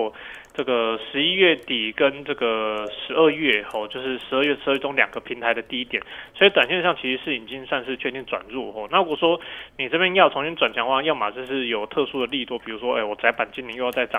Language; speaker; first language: Chinese; native; Chinese